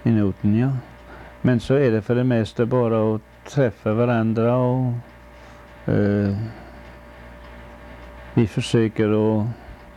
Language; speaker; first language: Swedish; early bilingual, heritage; Swedish